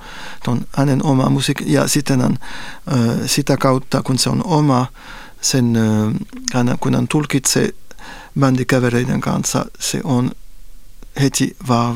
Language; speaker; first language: Finnish; non-native, fluent; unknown